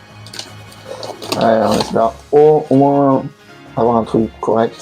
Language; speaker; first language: French; native; French